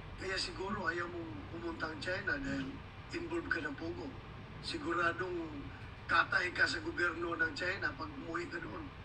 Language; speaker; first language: Filipino; native; Filipino